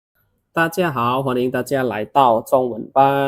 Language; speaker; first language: Chinese; non-native, learner; Khmer